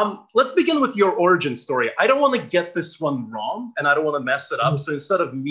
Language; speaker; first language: English; non-native, fluent; Ukrainian